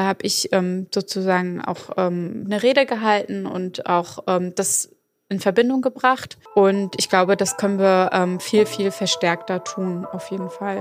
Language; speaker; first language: German; early bilingual, other home language; Arabic